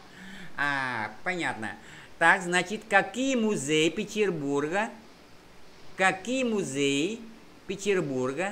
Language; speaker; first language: Russian; non-native, fluent; Vietnamese